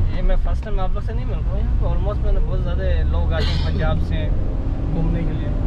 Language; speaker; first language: Hindi; early bilingual, heritage; Hindi